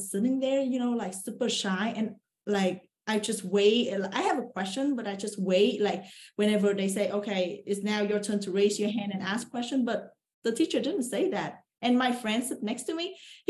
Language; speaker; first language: English; non-native, fluent; Vietnamese